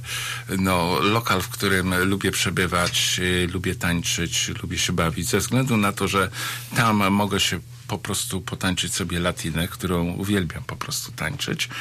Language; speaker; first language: Polish; native; Polish